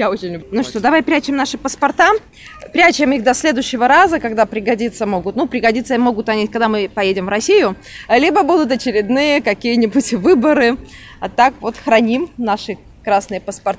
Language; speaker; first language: Russian; native; Russian